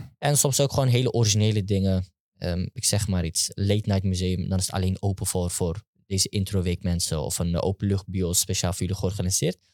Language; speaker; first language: Dutch; early bilingual, other home language; Turkish